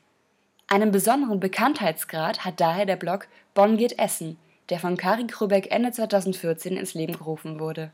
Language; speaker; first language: German; native; German